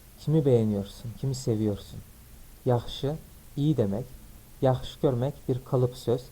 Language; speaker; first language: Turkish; native; Turkish